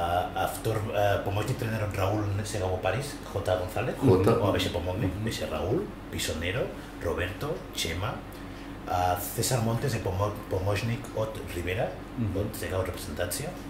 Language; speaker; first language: Macedonian; non-native, learner; Spanish